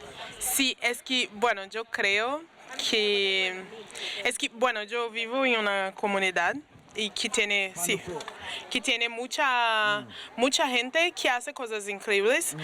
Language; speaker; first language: Spanish; non-native, learner; Portuguese